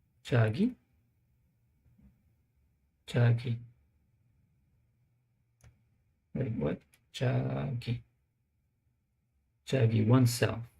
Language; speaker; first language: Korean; non-native, learner; English